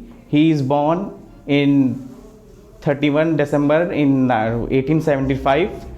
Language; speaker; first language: English; non-native, learner; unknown